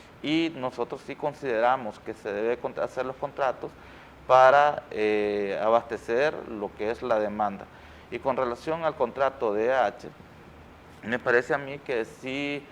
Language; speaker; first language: Spanish; native; Spanish